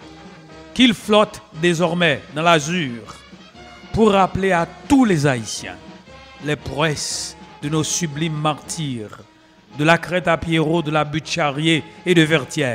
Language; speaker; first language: French; non-native, local second language; Haitian Creole